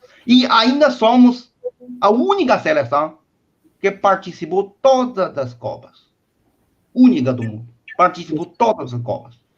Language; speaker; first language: Portuguese; non-native, fluent; Chinese